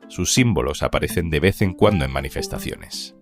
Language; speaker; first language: Spanish; native; Spanish